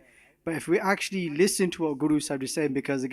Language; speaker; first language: English; non-native, local second language; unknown